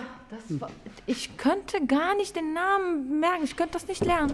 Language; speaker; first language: German; non-native, learner; Arabic